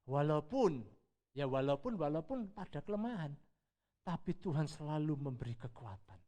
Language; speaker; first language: Indonesian; native; Indonesian